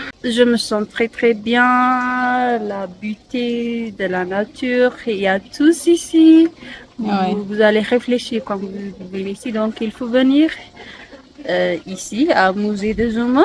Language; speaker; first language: French; non-native, learner; Amharic